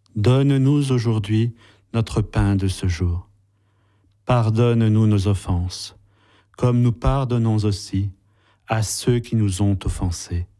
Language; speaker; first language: French; native; French